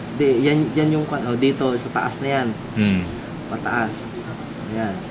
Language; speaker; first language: Filipino; non-native, local second language; Iloko